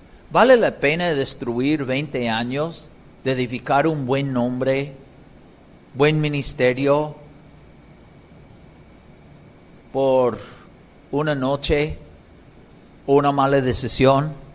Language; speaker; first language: Spanish; non-native, fluent; English